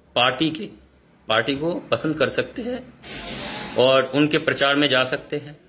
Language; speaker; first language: Hindi; non-native, local second language; Bangla